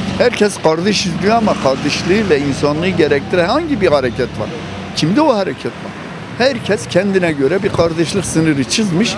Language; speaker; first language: Turkish; native; Turkish